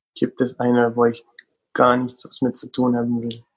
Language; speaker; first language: German; non-native, fluent; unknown